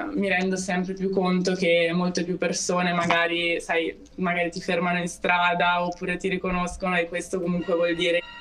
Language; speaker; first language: Italian; early bilingual, other home language; German